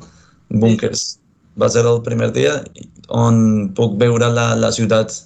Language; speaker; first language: Catalan; non-native, fluent; Spanish